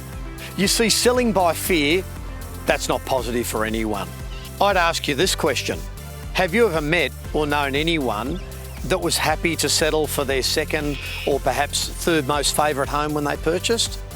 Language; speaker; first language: English; native; English